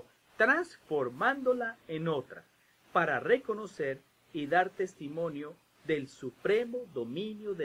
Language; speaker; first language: Spanish; native; Spanish